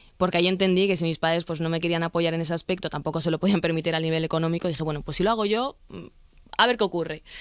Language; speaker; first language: Spanish; early bilingual, other home language; Arabic